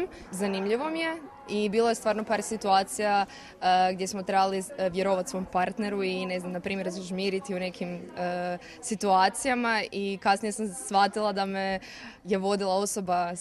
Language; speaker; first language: Croatian; native; Croatian